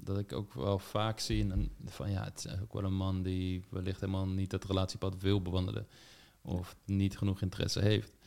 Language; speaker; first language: Dutch; native; Dutch